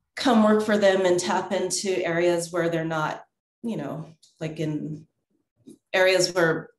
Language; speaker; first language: English; native; English